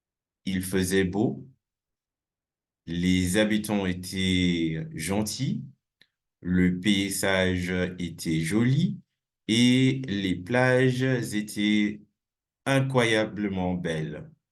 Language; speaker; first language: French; non-native, fluent; English